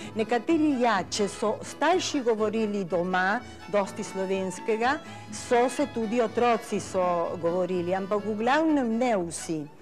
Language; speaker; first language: Slovenian; early bilingual, heritage; Slovenian